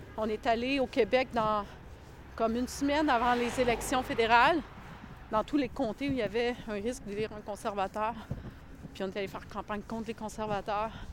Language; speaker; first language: French; native; French